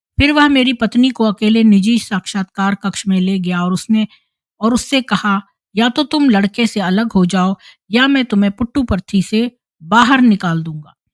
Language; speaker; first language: Hindi; native; Hindi